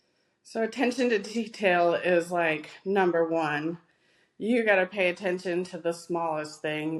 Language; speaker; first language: English; native; English